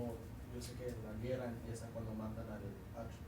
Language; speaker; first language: Spanish; non-native, learner; English